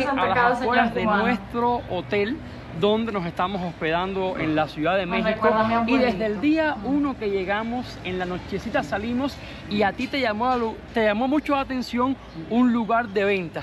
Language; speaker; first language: Spanish; native; Spanish